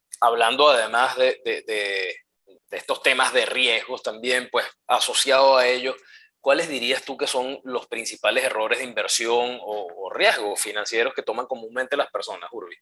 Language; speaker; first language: Spanish; native; Spanish